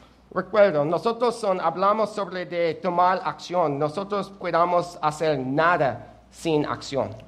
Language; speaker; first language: Spanish; non-native, learner; English